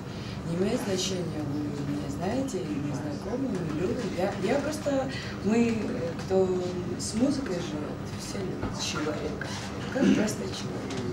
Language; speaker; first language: Russian; non-native, fluent; Georgian